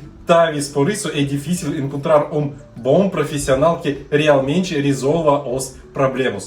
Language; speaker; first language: Portuguese; non-native, learner; Russian